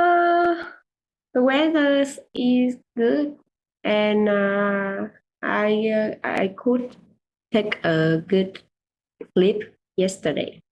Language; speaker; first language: English; non-native, learner; Vietnamese